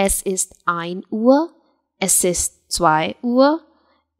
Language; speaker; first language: German; non-native, fluent; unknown